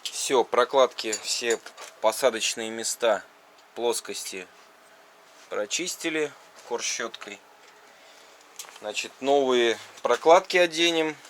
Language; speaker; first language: Russian; native; Russian